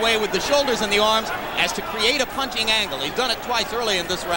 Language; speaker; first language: English; native; English